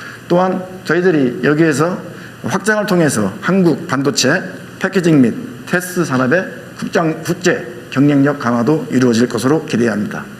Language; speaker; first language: Korean; native; Korean